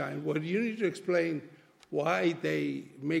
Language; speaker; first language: English; non-native, local second language; Malay